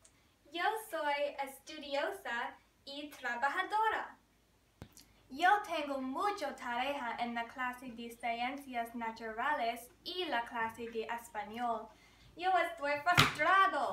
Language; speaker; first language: Spanish; non-native, learner; English